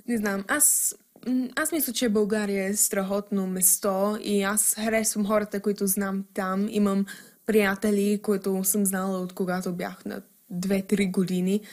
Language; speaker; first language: Bulgarian; early bilingual, heritage; English